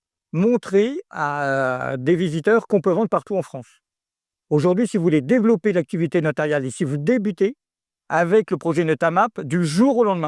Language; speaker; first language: French; native; French